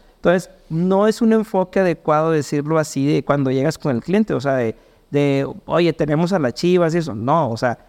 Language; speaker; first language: Spanish; native; Spanish